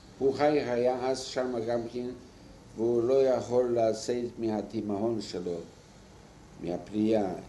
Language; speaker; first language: Hebrew; non-native, fluent; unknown